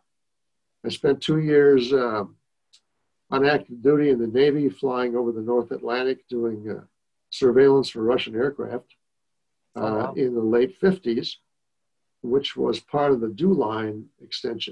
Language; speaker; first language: English; native; English